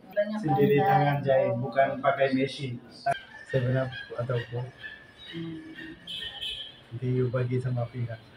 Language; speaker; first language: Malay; non-native, fluent; Bangla